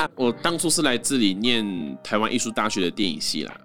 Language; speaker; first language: Chinese; non-native, local second language; Hakka Chinese